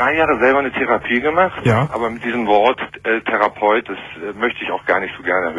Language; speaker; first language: German; native; German